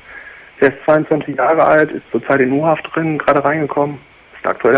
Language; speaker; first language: German; native; German